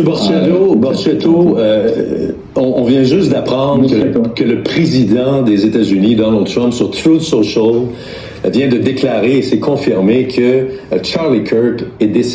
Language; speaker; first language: French; native; French